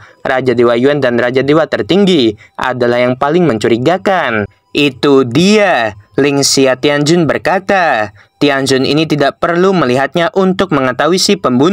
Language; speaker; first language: Indonesian; native; Indonesian